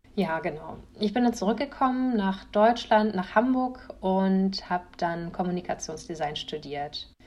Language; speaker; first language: German; native; German